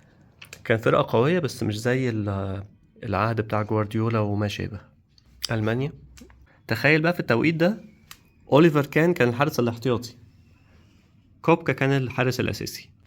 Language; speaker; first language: Arabic; native; Arabic